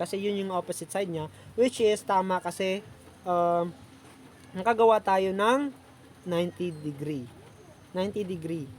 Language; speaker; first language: Filipino; native; Filipino